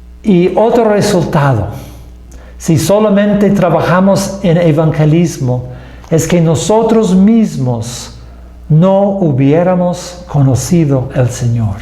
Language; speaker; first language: Spanish; non-native, fluent; English